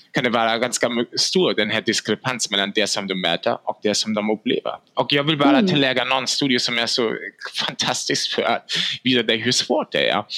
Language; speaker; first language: Swedish; non-native, fluent; German